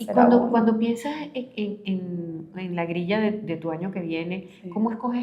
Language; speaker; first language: Spanish; native; Spanish